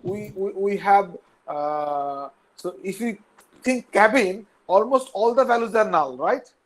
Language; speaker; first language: English; non-native, local second language; Bangla